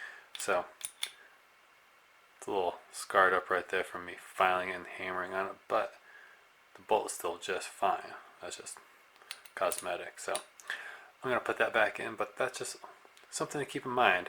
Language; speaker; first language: English; native; English